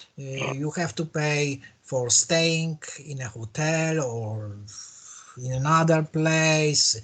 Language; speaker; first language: English; non-native, learner; Polish